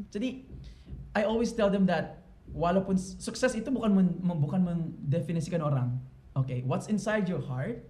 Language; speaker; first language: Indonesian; non-native, fluent; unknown